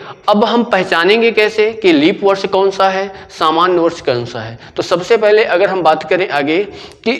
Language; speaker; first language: Hindi; native; Hindi